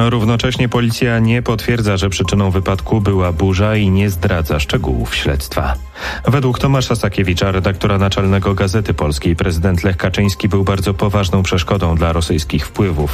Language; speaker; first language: Polish; native; Polish